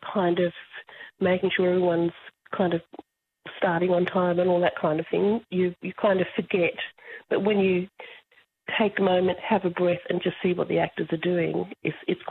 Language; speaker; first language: English; native; English